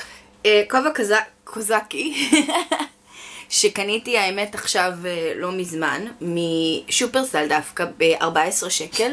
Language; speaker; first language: Hebrew; native; Hebrew